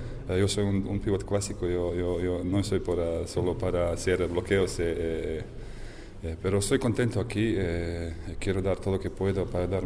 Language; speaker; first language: Spanish; non-native, fluent; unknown